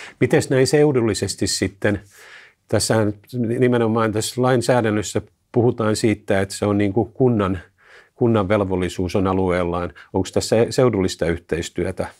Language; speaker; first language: Finnish; native; Finnish